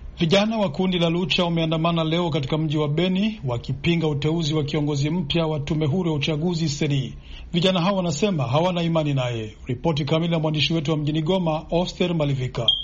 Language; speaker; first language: Swahili; non-native, local second language; Rundi